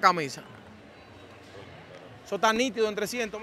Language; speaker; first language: Spanish; native; Spanish